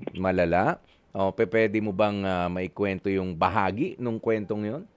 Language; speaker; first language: Filipino; native; Filipino